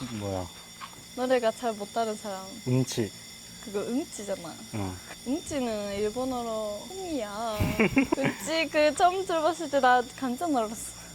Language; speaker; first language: Korean; non-native, learner; Japanese